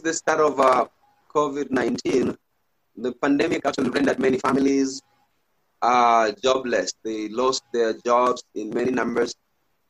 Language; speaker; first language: English; non-native, local second language; Gusii